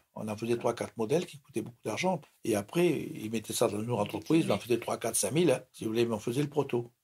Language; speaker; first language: French; native; French